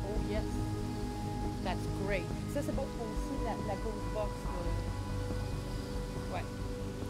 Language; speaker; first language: French; native; French